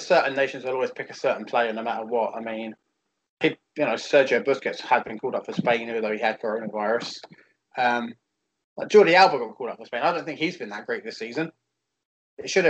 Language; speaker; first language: English; native; English